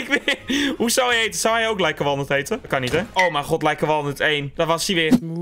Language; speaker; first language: Dutch; native; Dutch